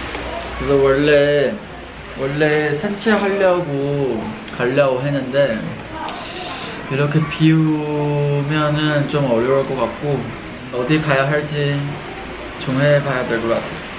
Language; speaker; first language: Korean; non-native, fluent; Chinese